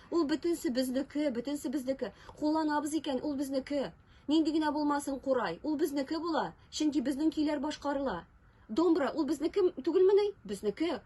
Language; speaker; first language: Tatar; native; Tatar